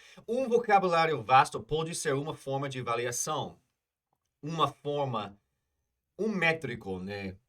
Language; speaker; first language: Portuguese; non-native, fluent; English